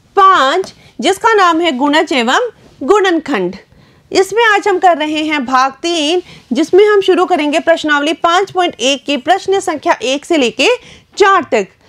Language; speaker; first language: Hindi; native; Hindi